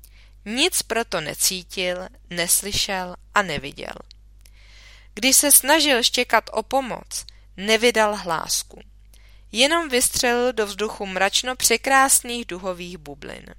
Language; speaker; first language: Czech; native; Czech